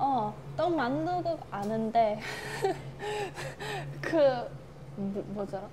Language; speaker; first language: Korean; non-native, learner; English